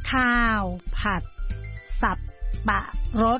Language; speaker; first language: Chinese; non-native, fluent; Thai